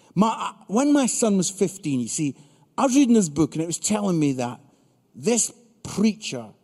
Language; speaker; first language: English; native; English